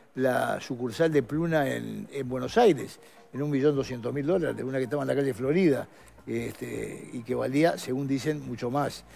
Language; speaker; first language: Spanish; native; Spanish